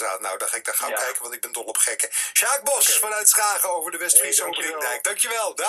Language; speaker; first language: Dutch; native; Dutch